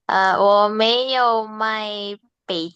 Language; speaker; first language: Chinese; non-native, learner; Indonesian